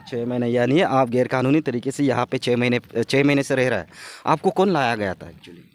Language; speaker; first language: Hindi; non-native, local second language; Adi